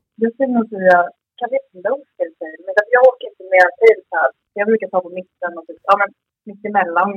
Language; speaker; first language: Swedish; native; Swedish